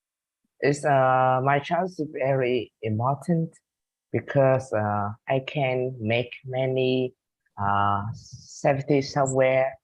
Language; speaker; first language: English; non-native, learner; Vietnamese